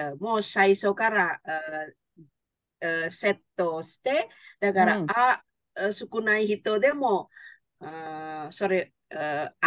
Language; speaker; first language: Japanese; non-native, learner; Indonesian